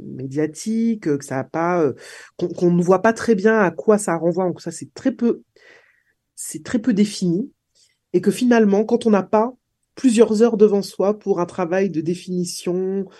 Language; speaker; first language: French; native; French